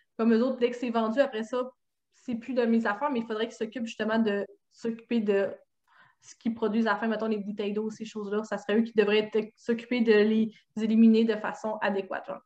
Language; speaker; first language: French; native; French